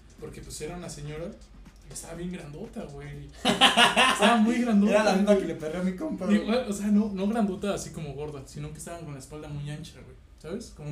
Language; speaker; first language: Spanish; native; Spanish